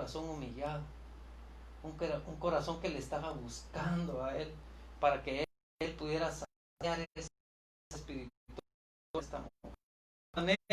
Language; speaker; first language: Spanish; native; Spanish